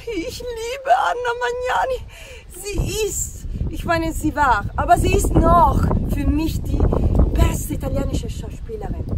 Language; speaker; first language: German; non-native, fluent; Italian